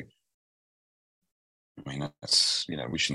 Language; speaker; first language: English; native; English